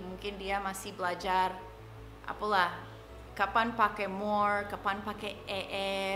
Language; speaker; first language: Indonesian; non-native, fluent; English